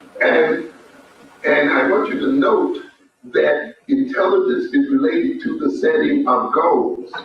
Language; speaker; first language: English; native; English